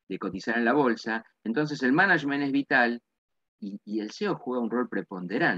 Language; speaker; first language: Spanish; native; Spanish